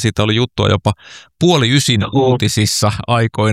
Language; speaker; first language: Finnish; native; Finnish